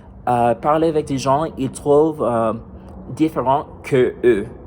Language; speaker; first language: French; non-native, fluent; English